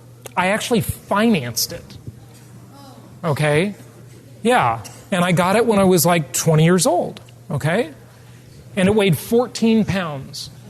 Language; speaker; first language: English; native; English